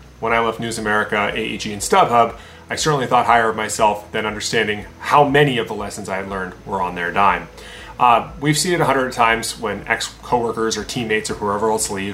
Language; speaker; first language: English; native; English